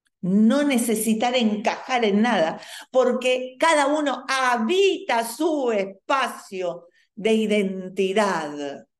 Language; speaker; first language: Spanish; native; Spanish